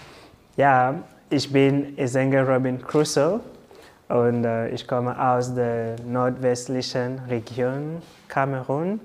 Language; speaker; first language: German; non-native, learner; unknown